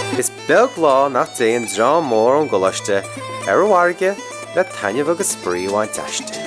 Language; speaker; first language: Irish; native; Irish